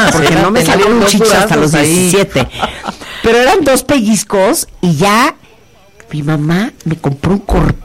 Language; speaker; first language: Spanish; native; Spanish